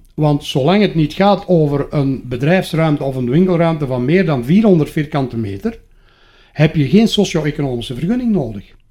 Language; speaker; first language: Dutch; native; Dutch